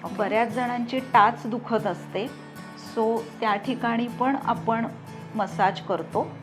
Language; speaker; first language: Marathi; native; Marathi